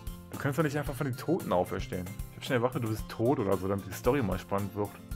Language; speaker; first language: German; native; German